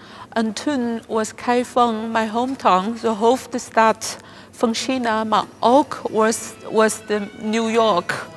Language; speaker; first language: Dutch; non-native, fluent; Chinese